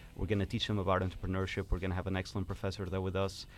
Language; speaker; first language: English; non-native, fluent; Portuguese